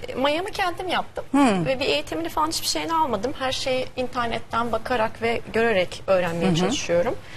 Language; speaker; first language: Turkish; native; Turkish